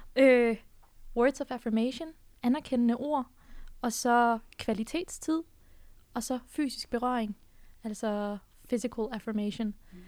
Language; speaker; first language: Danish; early bilingual, other home language; Persian